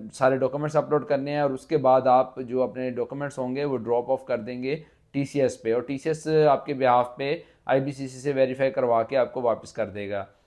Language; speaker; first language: Urdu; non-native, local second language; Punjabi